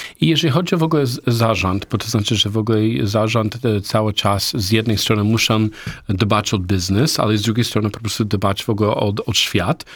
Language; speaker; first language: Polish; non-native, learner; English